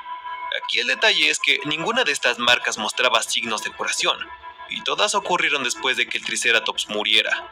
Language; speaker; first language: Spanish; native; Spanish